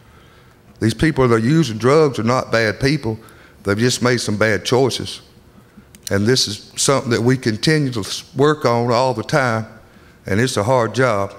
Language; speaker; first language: English; native; English